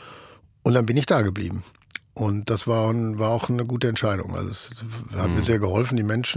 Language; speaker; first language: German; native; German